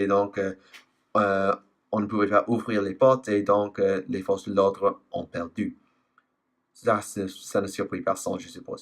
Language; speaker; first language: French; non-native, fluent; English